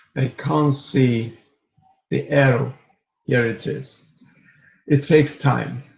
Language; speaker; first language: English; non-native, fluent; Russian